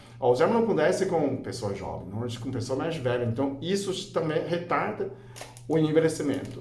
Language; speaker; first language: Portuguese; non-native, fluent; Chinese